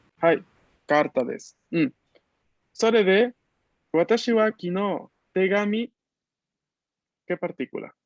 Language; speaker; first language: Japanese; non-native, fluent; Spanish